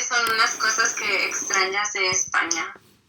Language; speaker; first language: Spanish; early bilingual, heritage; Spanish